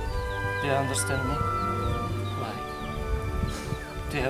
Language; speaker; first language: English; non-native, learner; Slovak